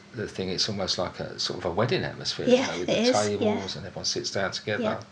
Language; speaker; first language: English; native; English